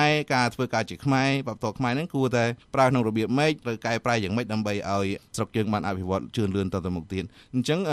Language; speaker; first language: Khmer; native; Khmer